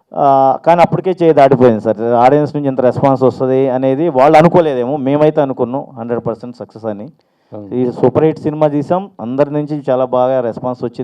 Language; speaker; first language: Telugu; native; Telugu